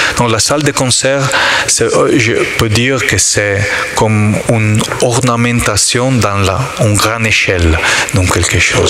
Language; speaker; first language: French; non-native, learner; Italian